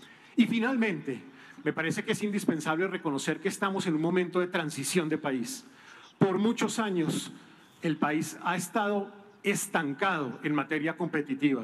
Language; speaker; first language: Spanish; native; Spanish